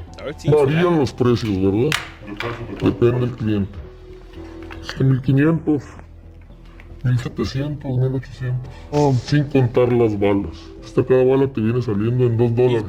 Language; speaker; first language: Spanish; native; Spanish